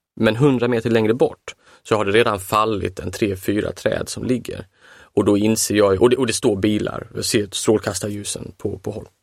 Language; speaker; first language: Swedish; native; Swedish